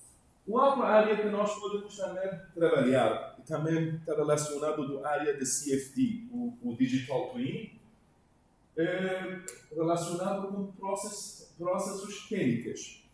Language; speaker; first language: Portuguese; non-native, learner; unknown